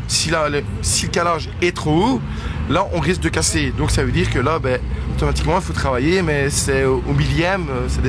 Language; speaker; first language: French; native; French